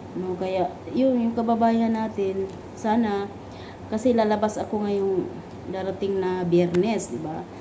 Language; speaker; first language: Filipino; non-native, local second language; Cebuano